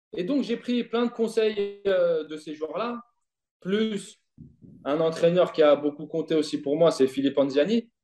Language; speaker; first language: French; native; French